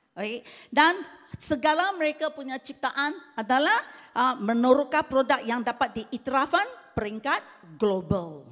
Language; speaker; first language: Malay; non-native, local second language; Chinese